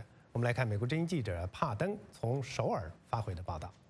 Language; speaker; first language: Chinese; native; Chinese